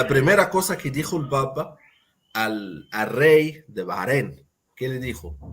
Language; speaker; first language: Spanish; non-native, fluent; Arabic